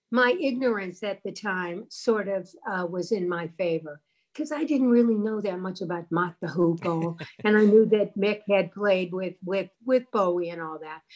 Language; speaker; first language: English; native; English